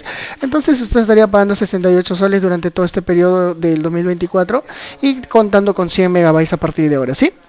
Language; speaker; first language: Spanish; native; Spanish